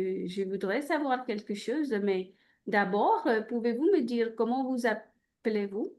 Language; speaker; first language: French; non-native, fluent; Hindi